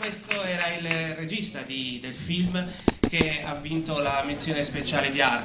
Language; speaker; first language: Italian; native; Italian